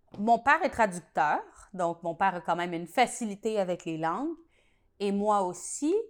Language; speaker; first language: French; native; French